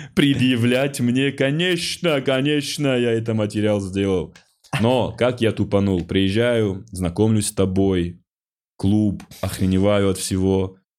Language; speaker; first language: Russian; non-native, local second language; Ossetic